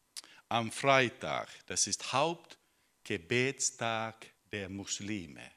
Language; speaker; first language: German; non-native, fluent; Finnish